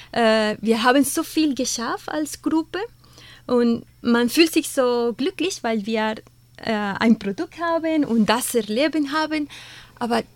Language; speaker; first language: German; non-native, fluent; Spanish